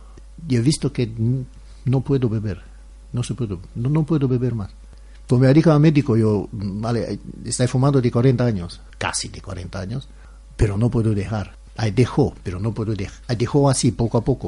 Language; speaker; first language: Spanish; non-native, learner; Romanian